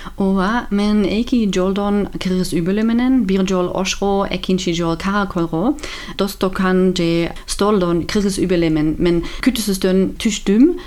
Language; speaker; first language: Kyrgyz; non-native, learner; German